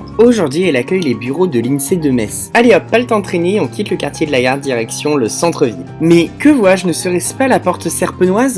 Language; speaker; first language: French; native; French